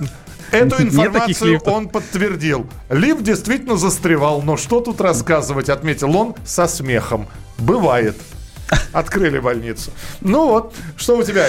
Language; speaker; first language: Russian; native; Russian